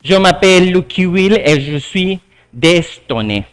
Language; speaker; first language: French; non-native, learner; Spanish